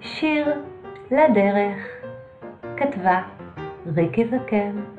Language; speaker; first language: Hebrew; native; Hebrew